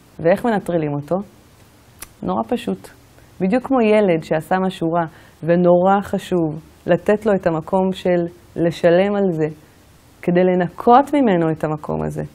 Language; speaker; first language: Hebrew; native; Hebrew